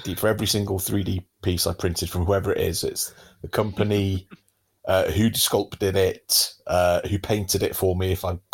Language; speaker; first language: English; native; English